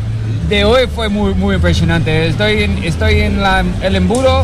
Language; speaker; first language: Spanish; non-native, learner; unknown